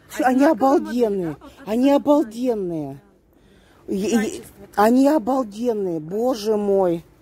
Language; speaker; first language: Russian; native; Russian